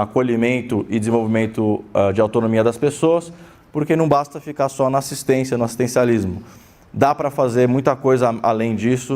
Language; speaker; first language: Portuguese; native; Portuguese